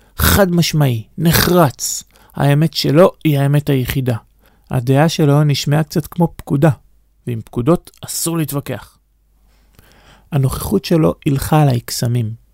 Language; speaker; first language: Hebrew; native; Hebrew